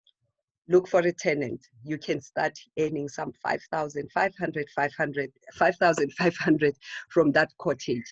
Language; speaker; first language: English; non-native, local second language; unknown